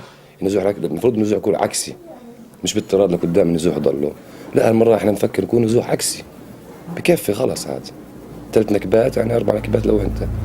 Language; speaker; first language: Arabic; native; Arabic